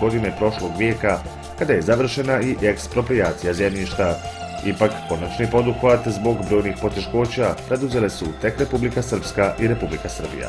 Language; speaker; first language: Bosnian; native; Bosnian